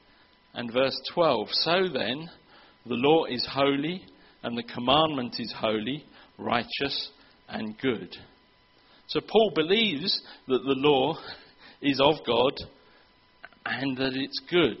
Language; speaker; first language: English; native; English